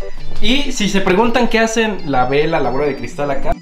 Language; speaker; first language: Spanish; native; Spanish